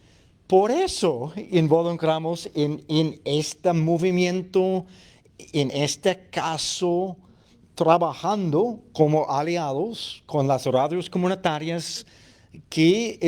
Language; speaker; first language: Spanish; non-native, fluent; English